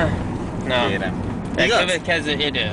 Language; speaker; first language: Hungarian; non-native, learner; English